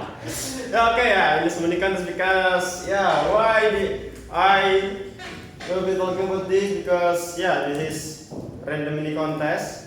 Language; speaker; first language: English; non-native, learner; Indonesian